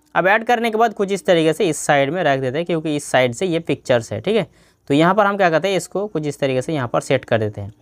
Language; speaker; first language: Hindi; non-native, local second language; Bangla